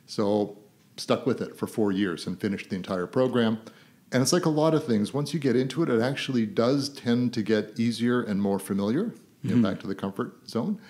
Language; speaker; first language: English; native; English